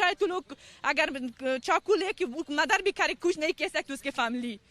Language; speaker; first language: Hindi; non-native, learner; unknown